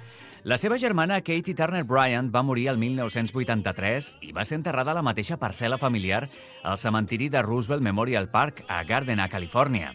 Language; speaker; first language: Catalan; native; Catalan